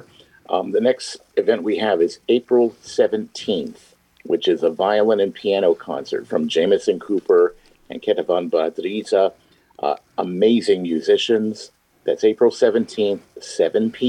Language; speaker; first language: English; native; English